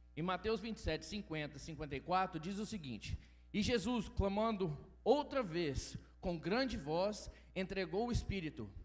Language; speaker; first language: Portuguese; early bilingual, heritage; Portuguese